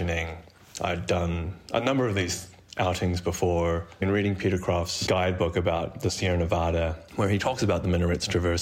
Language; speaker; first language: English; native; English